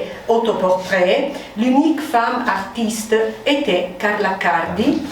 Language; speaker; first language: French; non-native, fluent; Italian